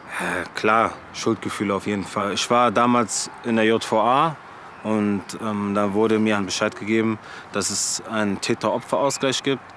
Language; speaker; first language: German; early bilingual, other home language; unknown